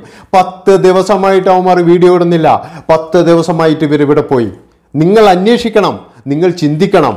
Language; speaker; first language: Malayalam; native; Malayalam